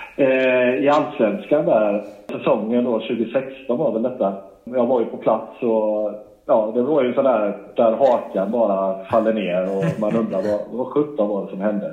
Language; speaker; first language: Swedish; native; Swedish